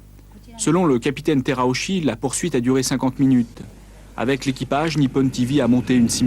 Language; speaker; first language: French; native; French